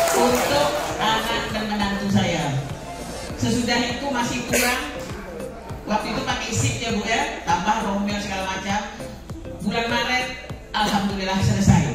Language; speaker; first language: Indonesian; native; Indonesian